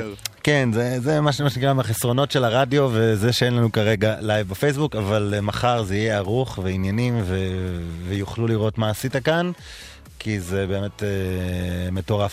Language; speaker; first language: Hebrew; native; Hebrew